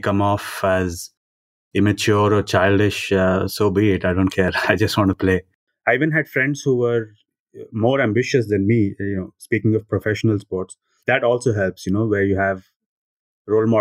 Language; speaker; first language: English; non-native, local second language; Telugu